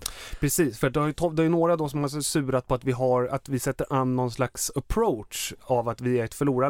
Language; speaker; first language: Swedish; native; Swedish